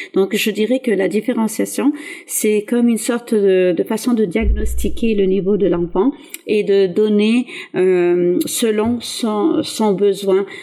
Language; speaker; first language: French; early bilingual, other home language; Arabic